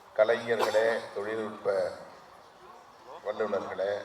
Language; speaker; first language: Tamil; native; Tamil